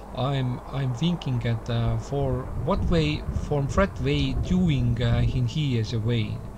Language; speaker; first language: English; non-native, learner; Estonian